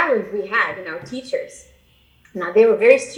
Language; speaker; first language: English; non-native, fluent; Albanian